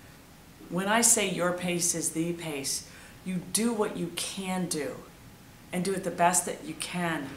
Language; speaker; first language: English; native; English